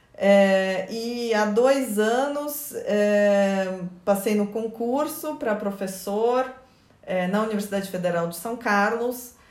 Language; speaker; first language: Portuguese; non-native, fluent; Russian